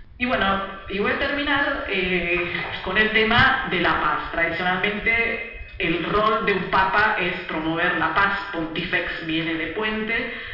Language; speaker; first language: Spanish; early bilingual, other home language; Italian